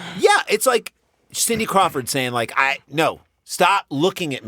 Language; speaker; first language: English; native; English